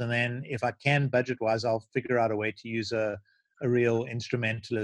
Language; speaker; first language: English; native; English